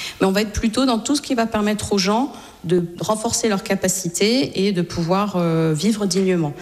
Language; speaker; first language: French; native; French